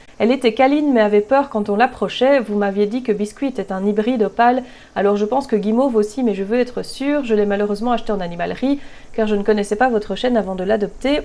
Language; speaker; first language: French; native; French